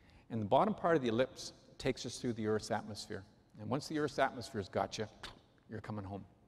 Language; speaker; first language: English; native; English